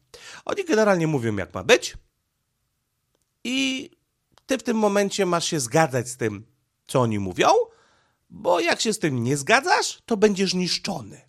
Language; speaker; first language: Polish; native; Polish